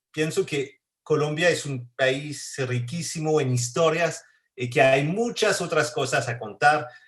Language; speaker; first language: Spanish; non-native, fluent; French